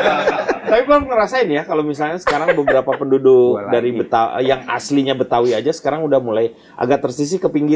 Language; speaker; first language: Indonesian; native; Indonesian